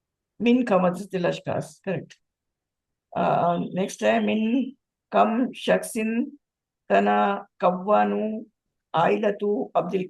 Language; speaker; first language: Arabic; non-native, learner; Urdu